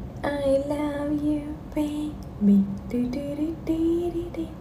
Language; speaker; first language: English; non-native, learner; Russian